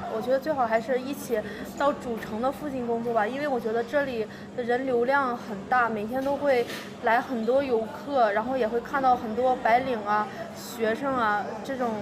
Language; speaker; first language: Chinese; native; Chinese